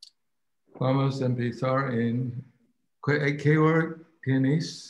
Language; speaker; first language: Spanish; non-native, fluent; English